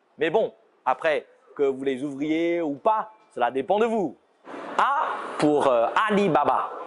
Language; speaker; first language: French; non-native, fluent; Chinese